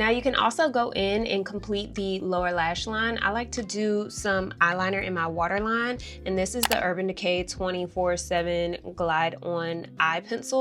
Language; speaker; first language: English; native; English